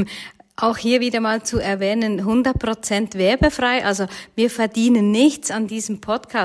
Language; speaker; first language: German; native; German